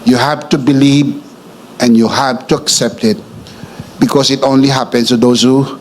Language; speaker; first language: English; non-native, local second language; Filipino